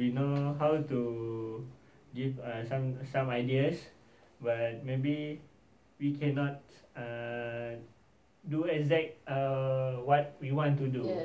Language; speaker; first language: English; non-native, learner; Malay